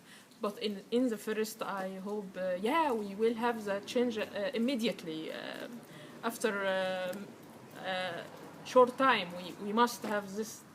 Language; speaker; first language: English; non-native, learner; Arabic